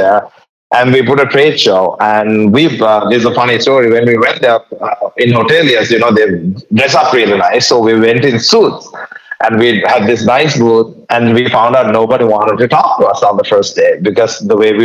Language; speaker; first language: English; non-native, local second language; Sinhala